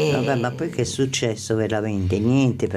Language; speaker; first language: Italian; native; Italian